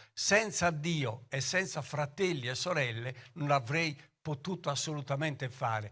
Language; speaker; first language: Italian; native; Italian